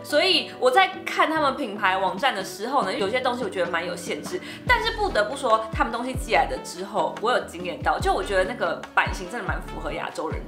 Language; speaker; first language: Chinese; native; Chinese